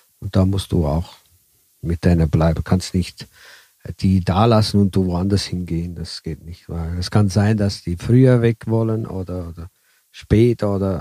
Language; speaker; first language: German; early bilingual, heritage; Italian